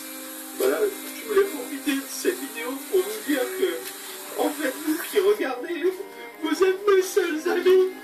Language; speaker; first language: French; native; French